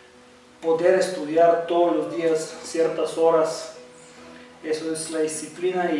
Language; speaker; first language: Spanish; non-native, fluent; Bulgarian